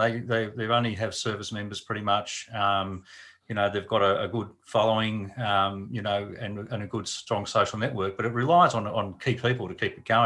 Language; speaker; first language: English; native; English